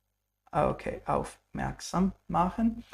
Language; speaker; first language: German; non-native, fluent; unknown